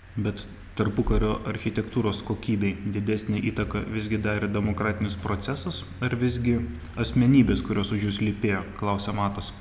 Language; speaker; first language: Lithuanian; native; Lithuanian